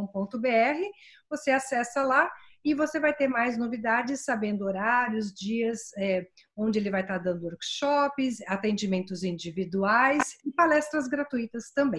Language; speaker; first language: Portuguese; native; Portuguese